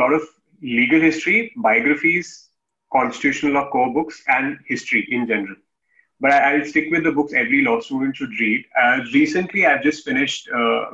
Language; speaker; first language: English; non-native, local second language; Hindi